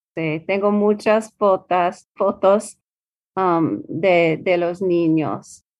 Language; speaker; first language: Spanish; non-native, learner; English